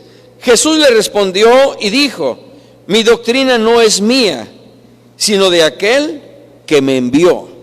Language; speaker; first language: Spanish; native; Spanish